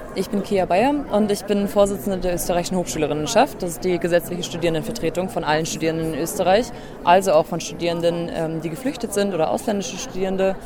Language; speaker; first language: German; native; German